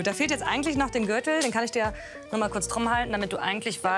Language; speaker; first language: German; native; German